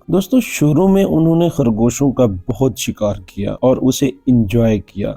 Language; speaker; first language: Urdu; native; Urdu